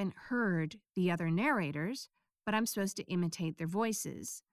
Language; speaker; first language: English; native; English